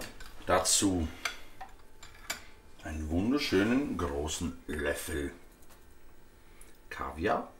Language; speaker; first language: German; non-native, fluent; Swedish